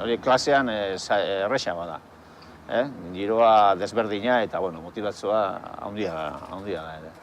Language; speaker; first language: Basque; non-native, local second language; Spanish